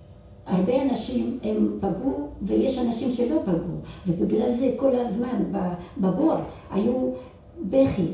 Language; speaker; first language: Hebrew; non-native, fluent; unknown